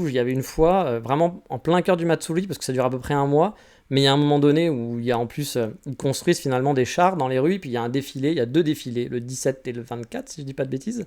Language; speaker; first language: French; native; French